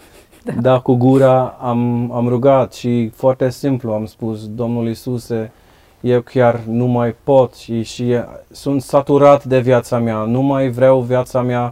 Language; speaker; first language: Romanian; non-native, learner; Dutch